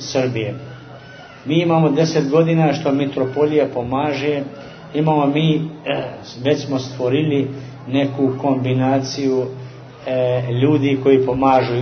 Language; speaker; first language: Serbian; early bilingual, heritage; Serbian